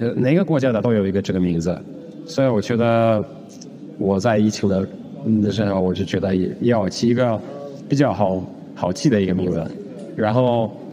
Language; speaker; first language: Chinese; non-native, fluent; Russian